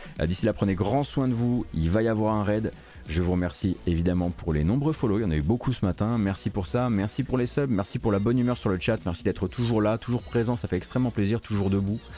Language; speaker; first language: French; native; French